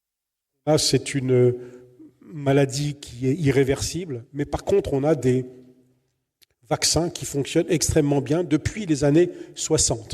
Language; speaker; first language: French; native; French